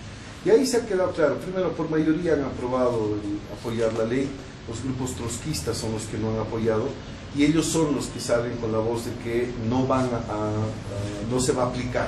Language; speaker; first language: Spanish; native; Spanish